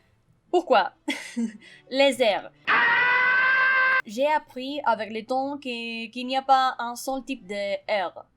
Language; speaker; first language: French; non-native, fluent; Spanish